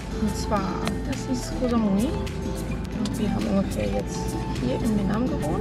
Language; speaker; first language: German; native; German